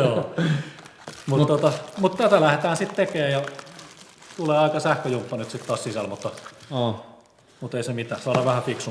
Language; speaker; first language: Finnish; native; Finnish